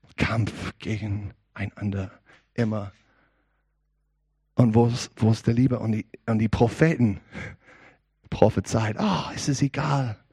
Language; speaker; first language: German; non-native, learner; English